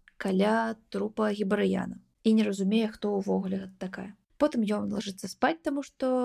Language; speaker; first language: Belarusian; non-native, local second language; Russian